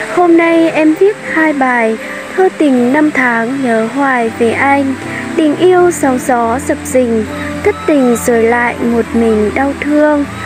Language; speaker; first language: Vietnamese; non-native, local second language; Hmong